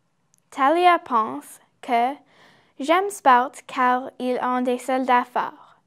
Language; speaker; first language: French; non-native, learner; English